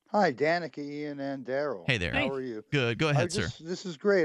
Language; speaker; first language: English; native; English